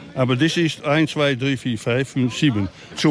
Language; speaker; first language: German; non-native, learner; Dutch